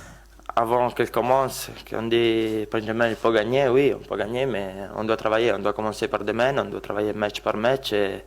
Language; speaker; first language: French; non-native, learner; Italian